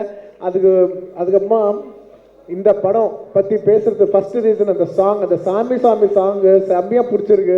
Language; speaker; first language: Tamil; non-native, local second language; Telugu